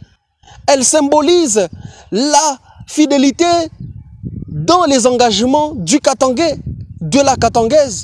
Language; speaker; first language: French; non-native, local second language; Swahili